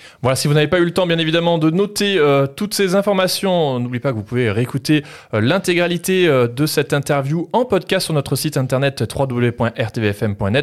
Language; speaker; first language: French; native; French